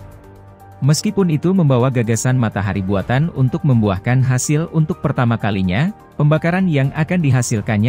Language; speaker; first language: Indonesian; native; Indonesian